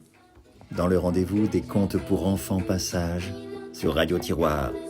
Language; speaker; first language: French; native; French